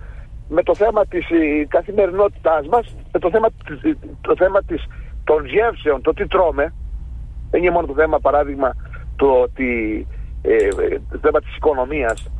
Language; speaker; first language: Greek; native; Greek